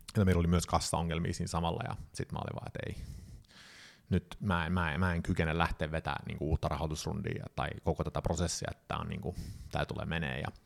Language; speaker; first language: Finnish; early bilingual, heritage; Finnish